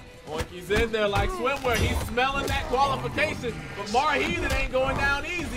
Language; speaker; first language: English; native; English